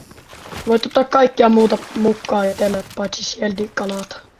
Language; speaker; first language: Finnish; native; Finnish